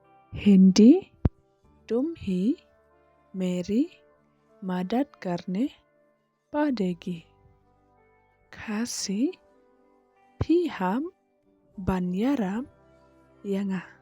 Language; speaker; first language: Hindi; non-native, local second language; Khasi